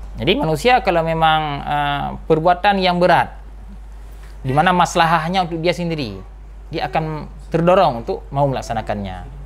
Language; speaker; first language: Malay; non-native, local second language; Achinese